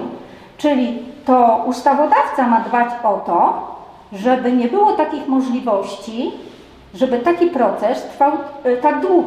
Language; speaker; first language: Polish; native; Polish